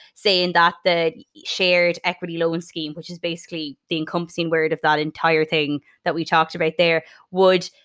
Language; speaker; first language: English; native; English